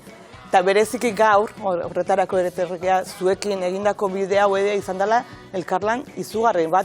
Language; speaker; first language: Basque; native; Basque